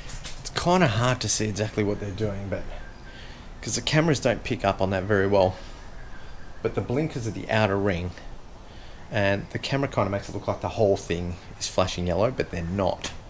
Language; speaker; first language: English; native; English